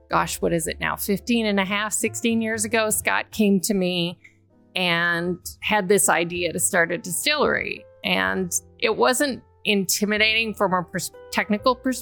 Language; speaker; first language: English; native; English